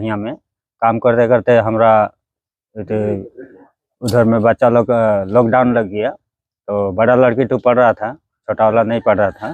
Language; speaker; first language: Hindi; non-native, local second language; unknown